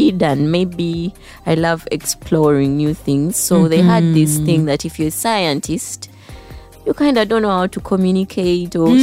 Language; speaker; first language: English; non-native, local second language; Ganda